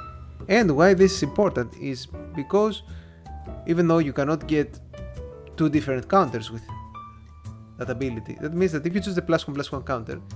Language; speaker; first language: English; non-native, fluent; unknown